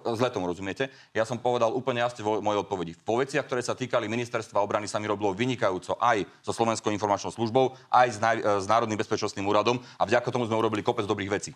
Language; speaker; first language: Slovak; native; Slovak